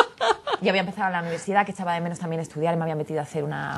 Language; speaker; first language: Spanish; native; Spanish